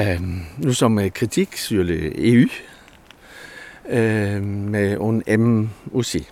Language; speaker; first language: French; non-native, learner; Danish